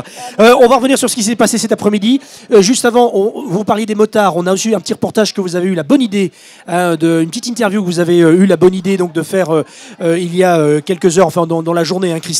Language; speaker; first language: French; native; French